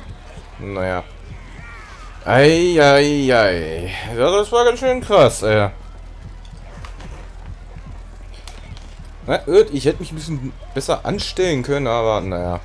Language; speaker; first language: German; native; German